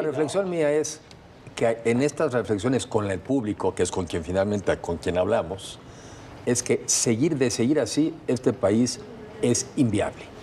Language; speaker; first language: Spanish; native; Spanish